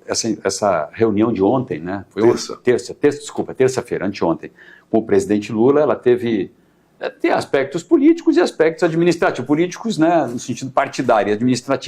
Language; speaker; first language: Portuguese; native; Portuguese